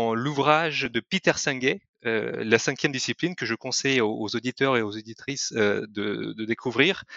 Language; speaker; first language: French; non-native, fluent; Russian